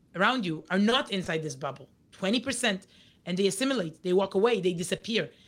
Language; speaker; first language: English; non-native, fluent; Hebrew